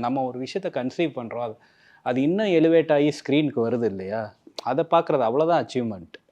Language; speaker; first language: Tamil; native; Tamil